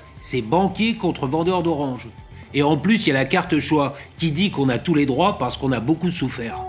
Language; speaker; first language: French; native; French